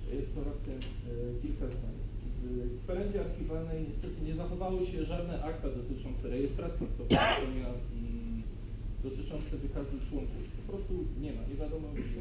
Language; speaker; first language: Polish; native; Polish